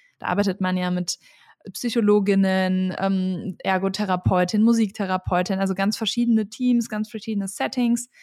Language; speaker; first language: German; native; German